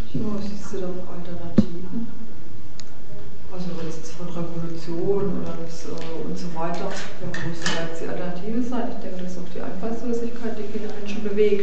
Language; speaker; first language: German; native; German